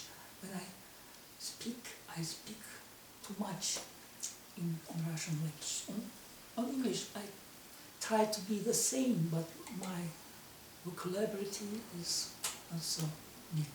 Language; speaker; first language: English; non-native, learner; Russian